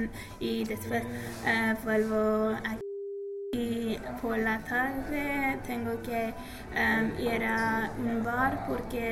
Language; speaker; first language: Spanish; non-native, learner; English